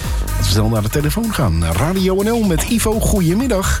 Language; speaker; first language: Dutch; native; Dutch